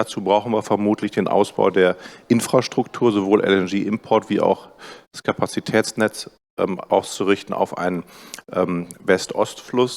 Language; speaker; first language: German; native; German